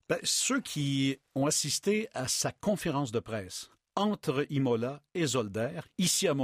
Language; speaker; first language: French; native; French